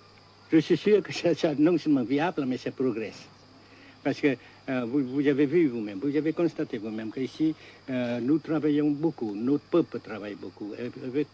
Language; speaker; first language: French; non-native, local second language; Vietnamese